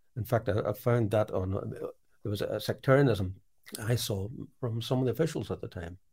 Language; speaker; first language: English; native; English